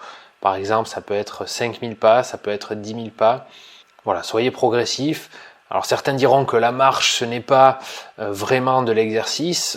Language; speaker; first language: French; native; French